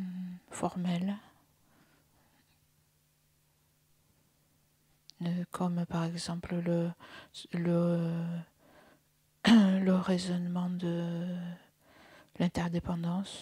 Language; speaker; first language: French; native; French